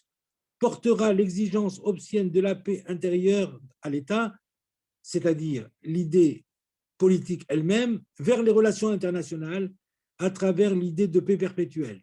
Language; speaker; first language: French; native; French